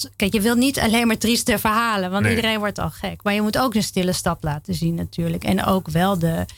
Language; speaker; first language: Dutch; native; Dutch